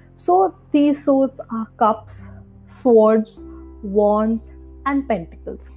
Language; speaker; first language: English; non-native, local second language; Hindi